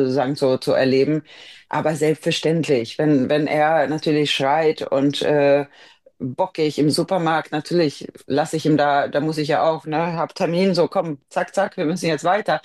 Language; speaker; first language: German; non-native, fluent; Swedish